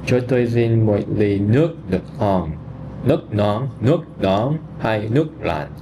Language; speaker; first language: Vietnamese; non-native, learner; English